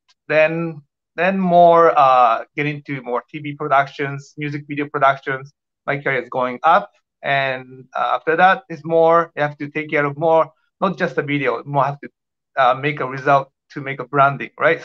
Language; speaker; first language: English; non-native, fluent; Japanese